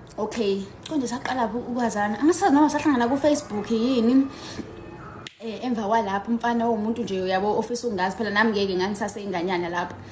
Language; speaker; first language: Zulu; native; Zulu